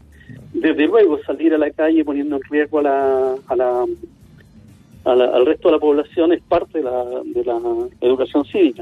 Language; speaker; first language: Spanish; native; Spanish